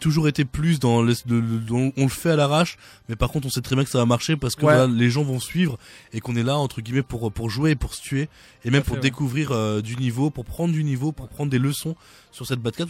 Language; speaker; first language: French; native; French